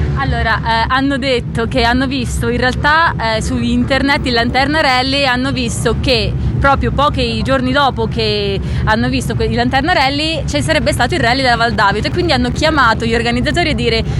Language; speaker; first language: Italian; native; Italian